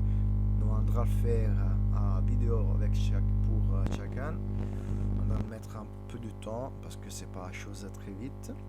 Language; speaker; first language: French; non-native, learner; Italian